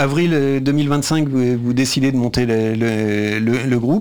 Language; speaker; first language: French; native; French